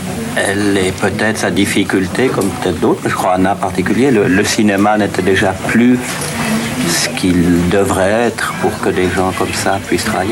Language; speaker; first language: French; native; French